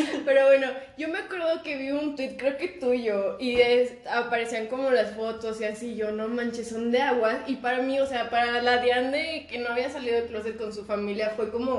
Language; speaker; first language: Spanish; native; Spanish